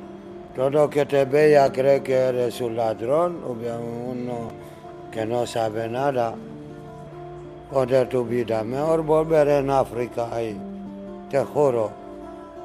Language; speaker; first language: Spanish; non-native, learner; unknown